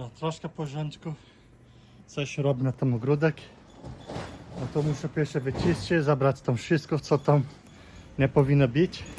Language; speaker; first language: Polish; non-native, learner; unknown